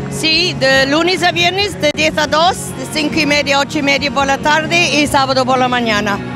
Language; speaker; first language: Spanish; non-native, fluent; English